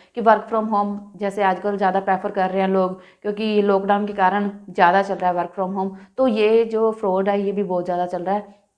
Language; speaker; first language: Hindi; non-native, local second language; Punjabi